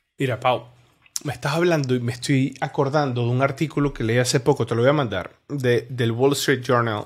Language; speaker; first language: Spanish; native; Spanish